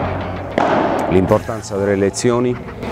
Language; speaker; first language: Italian; native; Italian